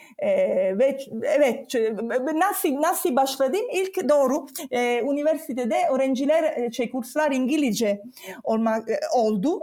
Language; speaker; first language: Turkish; non-native, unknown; Italian